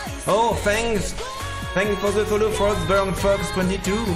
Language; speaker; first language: English; non-native, fluent; French